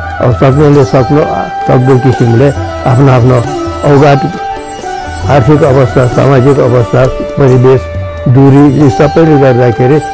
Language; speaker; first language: Nepali; non-native, local second language; Newari